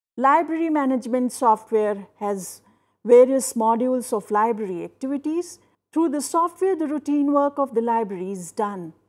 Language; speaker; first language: English; non-native, local second language; Hindi